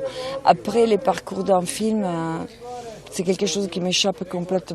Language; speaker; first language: French; non-native, fluent; Italian